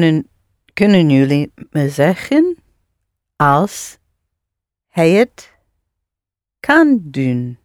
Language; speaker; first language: Dutch; non-native, learner; English